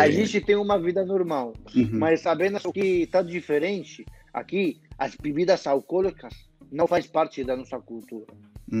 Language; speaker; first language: Portuguese; non-native, fluent; Arabic